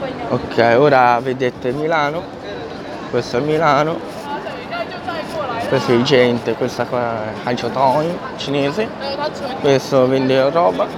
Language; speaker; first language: Italian; non-native, fluent; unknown